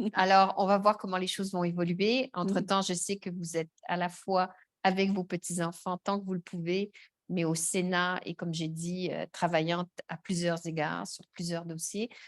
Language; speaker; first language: French; native; French